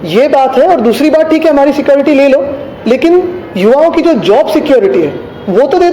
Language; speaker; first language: Hindi; non-native, local second language; Marathi